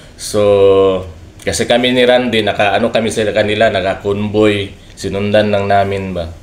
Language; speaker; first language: Filipino; non-native, local second language; Cebuano